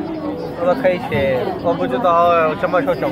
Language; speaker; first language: Chinese; non-native, learner; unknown